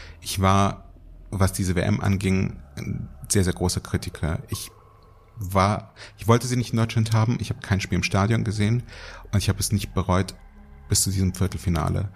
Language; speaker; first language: German; early bilingual, other home language; Russian